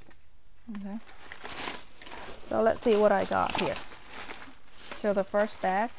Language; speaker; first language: English; non-native, fluent; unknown